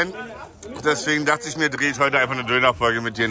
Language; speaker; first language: German; native; German